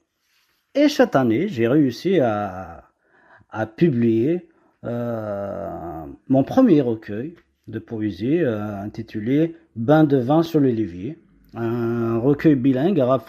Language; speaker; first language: French; non-native, local second language; Kabyle